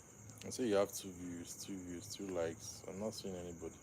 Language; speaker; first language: English; non-native, local second language; Igbo